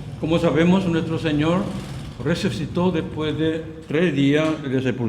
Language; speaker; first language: Spanish; non-native, fluent; Korean